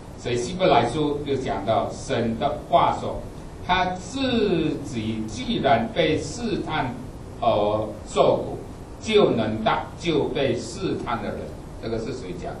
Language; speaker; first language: Chinese; non-native, fluent; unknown